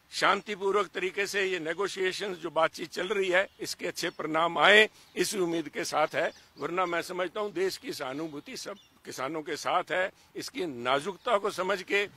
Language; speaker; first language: Hindi; native; Hindi